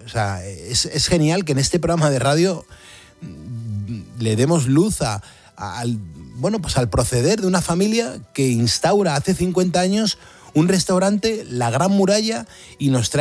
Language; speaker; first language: Spanish; native; Spanish